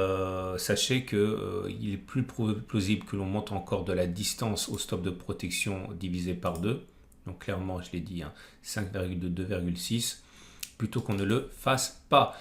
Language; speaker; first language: French; native; French